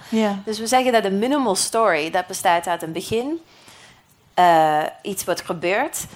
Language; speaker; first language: Dutch; non-native, fluent; English